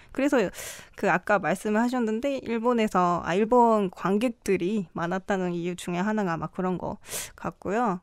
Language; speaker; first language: Korean; non-native, fluent; Japanese